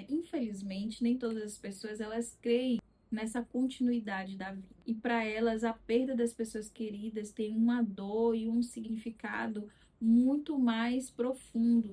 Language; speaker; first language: Portuguese; native; Portuguese